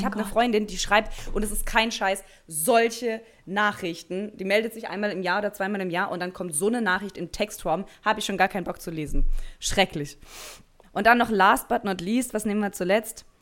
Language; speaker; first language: German; native; German